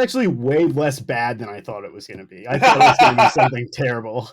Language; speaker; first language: English; native; English